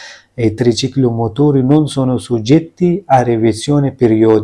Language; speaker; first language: Italian; non-native, learner; Urdu